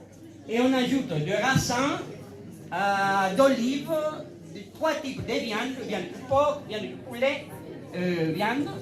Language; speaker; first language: French; non-native, fluent; Spanish